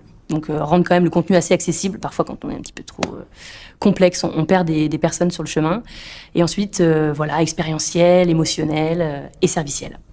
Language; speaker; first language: French; native; French